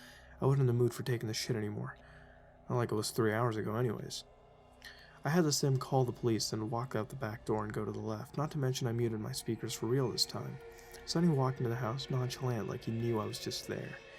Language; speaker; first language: English; native; English